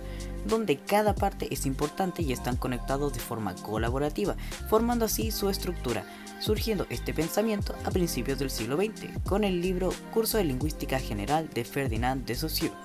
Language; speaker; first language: Spanish; native; Spanish